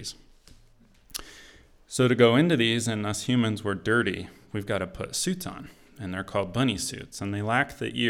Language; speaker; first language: English; native; English